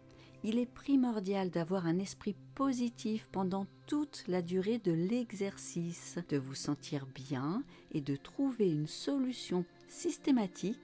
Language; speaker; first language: French; native; French